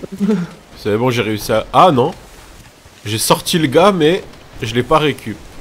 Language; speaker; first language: French; native; French